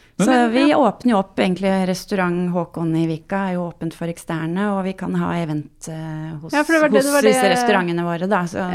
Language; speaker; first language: Norwegian; native; Norwegian